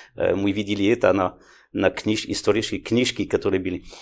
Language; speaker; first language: Ukrainian; non-native, learner; French